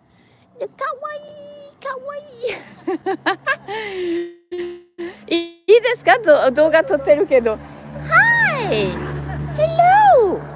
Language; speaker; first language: Japanese; non-native, fluent; French